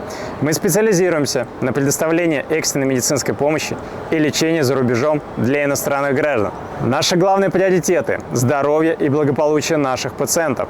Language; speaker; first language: Russian; native; Russian